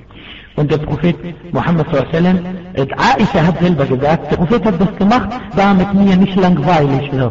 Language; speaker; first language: German; non-native, fluent; Arabic